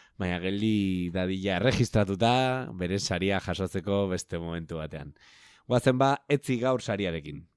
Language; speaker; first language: Basque; native; Basque